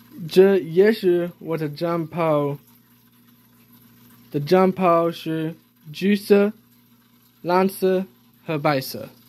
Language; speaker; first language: Chinese; non-native, learner; English